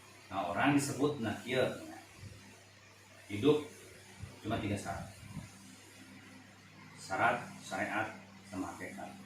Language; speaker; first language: Indonesian; non-native, local second language; Sundanese